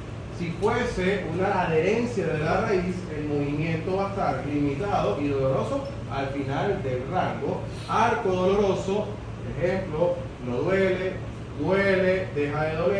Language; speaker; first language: Spanish; native; Spanish